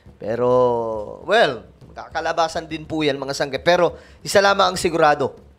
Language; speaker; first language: Filipino; non-native, local second language; Cebuano